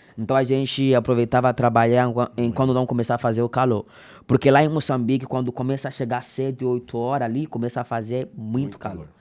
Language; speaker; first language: Portuguese; non-native, local second language; Makhuwa